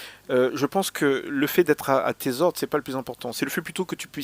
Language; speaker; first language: French; native; French